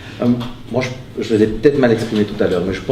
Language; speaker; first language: French; native; French